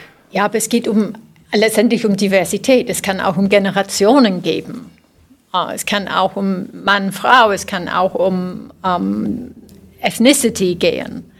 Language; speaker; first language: German; non-native, fluent; English